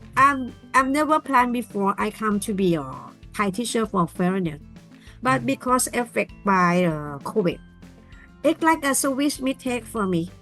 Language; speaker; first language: English; non-native, learner; Thai